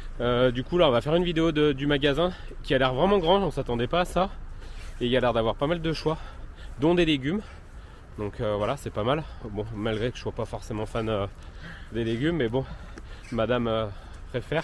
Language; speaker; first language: French; native; French